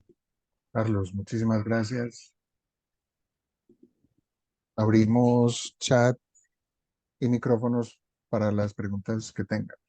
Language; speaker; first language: Spanish; native; Spanish